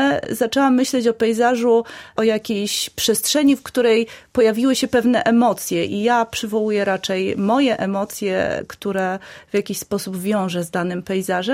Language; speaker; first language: Polish; native; Polish